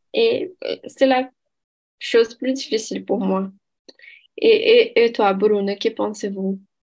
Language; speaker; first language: French; non-native, fluent; Portuguese